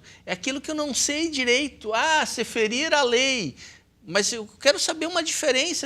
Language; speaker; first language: Portuguese; native; Portuguese